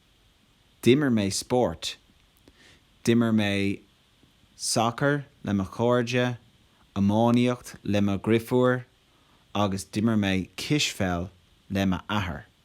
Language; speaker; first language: Irish; non-native, local second language; English